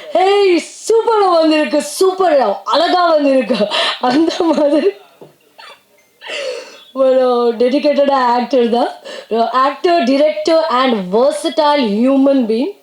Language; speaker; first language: Tamil; non-native, learner; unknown